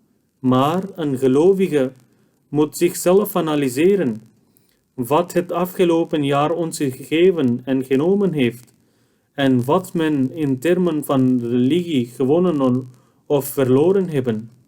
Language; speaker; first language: Dutch; non-native, fluent; Urdu